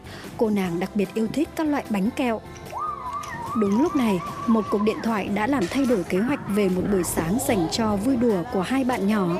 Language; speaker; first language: Vietnamese; native; Vietnamese